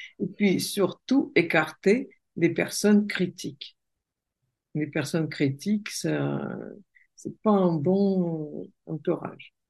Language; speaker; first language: French; non-native, fluent; Russian